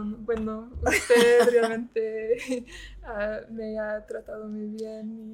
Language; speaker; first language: Spanish; non-native, learner; English